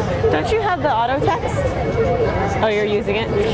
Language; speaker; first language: English; early bilingual, other home language; Chinese